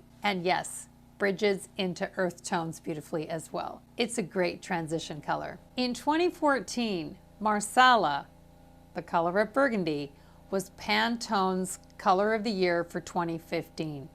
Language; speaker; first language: English; native; English